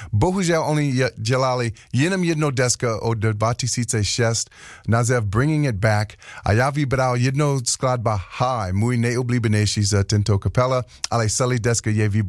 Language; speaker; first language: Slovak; non-native, learner; English